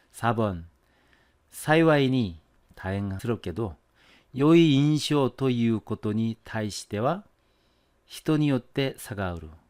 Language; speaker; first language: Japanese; non-native, fluent; Korean